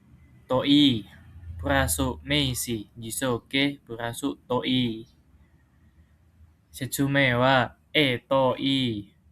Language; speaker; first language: Japanese; non-native, learner; Indonesian